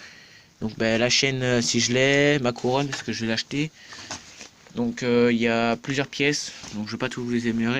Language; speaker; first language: French; native; French